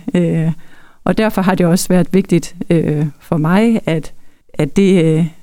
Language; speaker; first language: Danish; native; Danish